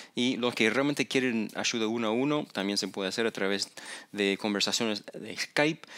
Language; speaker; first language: Spanish; non-native, fluent; English